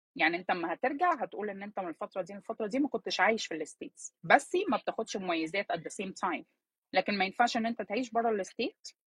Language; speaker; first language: Arabic; early bilingual, heritage; Arabic